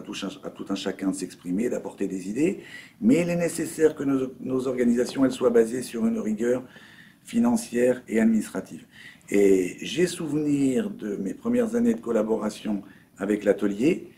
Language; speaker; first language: French; native; French